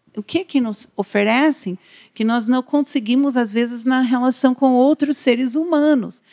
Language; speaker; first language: Portuguese; non-native, fluent; English